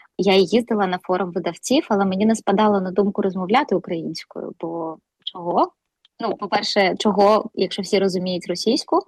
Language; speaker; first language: Ukrainian; non-native, local second language; Russian